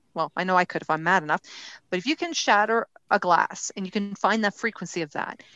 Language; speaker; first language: English; native; English